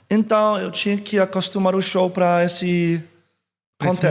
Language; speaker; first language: Portuguese; early bilingual, heritage; English